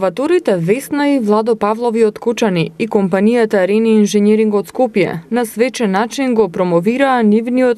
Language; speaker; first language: Macedonian; native; Macedonian